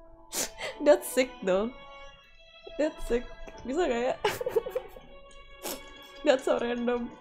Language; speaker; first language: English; non-native, fluent; Indonesian